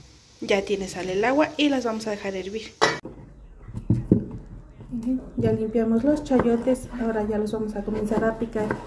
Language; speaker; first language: Spanish; native; Spanish